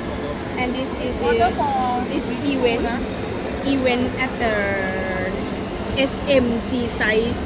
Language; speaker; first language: English; non-native, learner; Thai